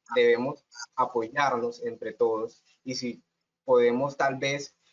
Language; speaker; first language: Spanish; native; Spanish